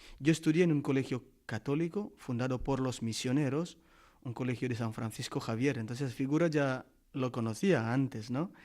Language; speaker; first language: Spanish; non-native, fluent; Indonesian